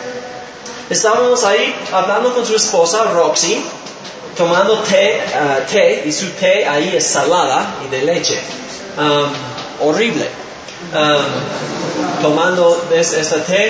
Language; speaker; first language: Spanish; non-native, fluent; English